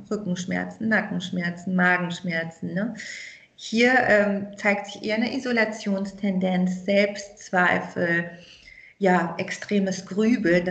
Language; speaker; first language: German; early bilingual, other home language; Persian